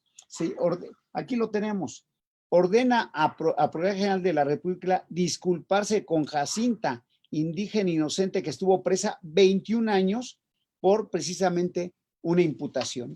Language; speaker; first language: Spanish; native; Spanish